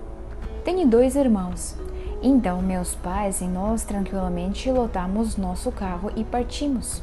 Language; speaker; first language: Portuguese; non-native, fluent; Russian